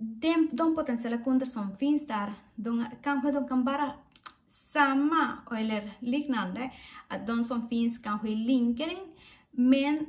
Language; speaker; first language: Swedish; non-native, fluent; Spanish